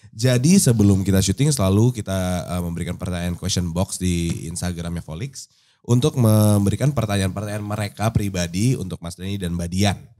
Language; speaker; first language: Indonesian; native; Indonesian